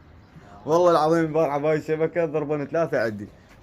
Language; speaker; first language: Arabic; native; Arabic